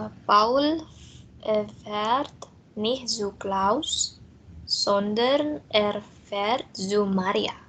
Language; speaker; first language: German; non-native, learner; Indonesian